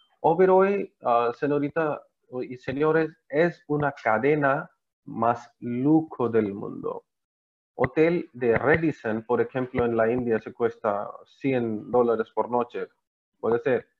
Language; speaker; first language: Spanish; non-native, learner; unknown